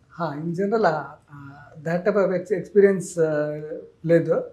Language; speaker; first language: Telugu; non-native, learner; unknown